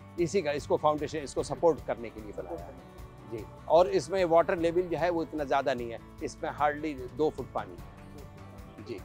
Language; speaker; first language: Hindi; native; Hindi